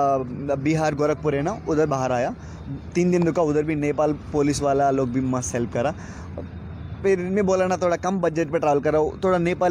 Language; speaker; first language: Hindi; non-native, local second language; Telugu